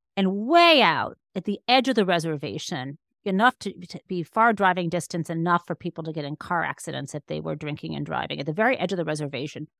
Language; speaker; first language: English; native; English